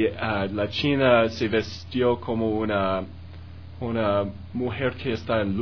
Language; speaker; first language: Spanish; non-native, learner; English